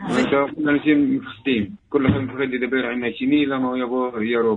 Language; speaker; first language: Hebrew; non-native, local second language; Arabic